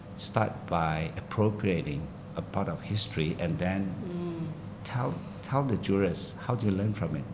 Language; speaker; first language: English; non-native, local second language; Min Nan Chinese